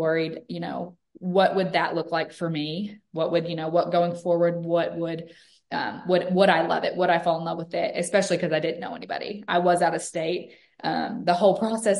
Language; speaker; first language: English; native; English